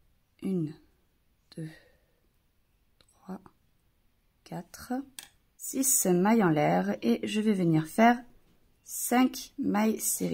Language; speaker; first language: French; native; French